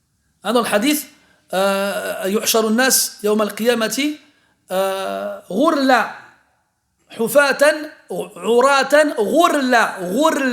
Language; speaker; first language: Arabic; early bilingual, heritage; French